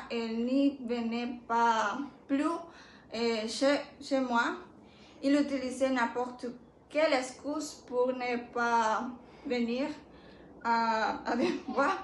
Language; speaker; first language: French; non-native, learner; Spanish